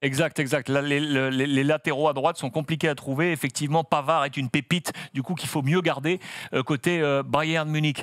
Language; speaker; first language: French; native; French